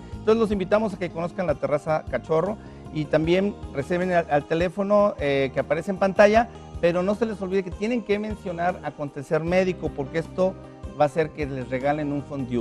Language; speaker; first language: Spanish; native; Spanish